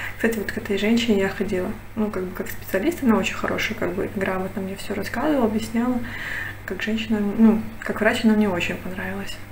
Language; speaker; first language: Russian; native; Russian